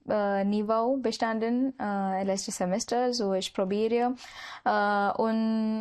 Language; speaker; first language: German; non-native, learner; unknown